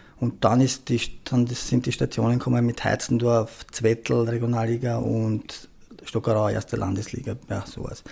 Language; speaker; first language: German; early bilingual, other home language; Croatian